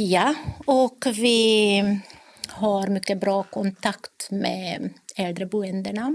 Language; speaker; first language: Swedish; non-native, fluent; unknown